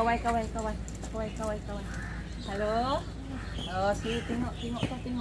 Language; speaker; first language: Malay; non-native, learner; Filipino